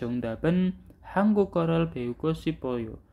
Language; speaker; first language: Korean; non-native, learner; Indonesian